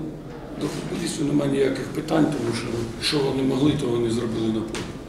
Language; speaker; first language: Ukrainian; non-native, local second language; Russian